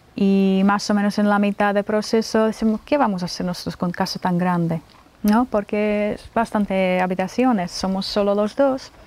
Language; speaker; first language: Spanish; non-native, fluent; Czech